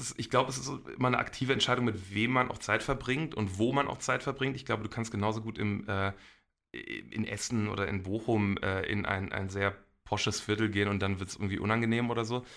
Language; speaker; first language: German; early bilingual, other home language; Polish